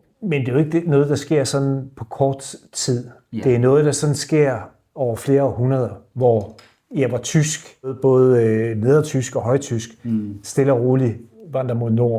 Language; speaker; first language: Danish; native; Danish